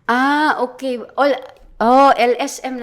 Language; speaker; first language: Indonesian; non-native, learner; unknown